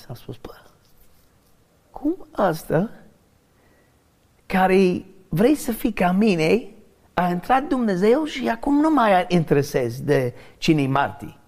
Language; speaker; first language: Romanian; early bilingual, heritage; Romanian